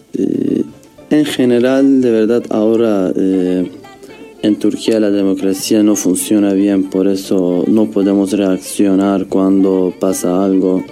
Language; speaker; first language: Spanish; non-native, learner; Turkish